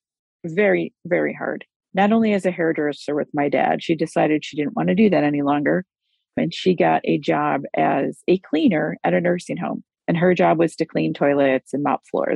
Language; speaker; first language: English; native; English